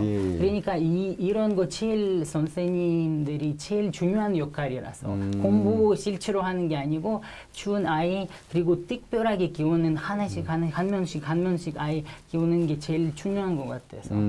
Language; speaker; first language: Korean; non-native, learner; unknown